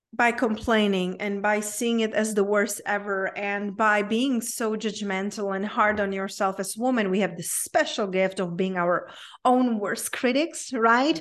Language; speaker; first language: English; non-native, fluent; Czech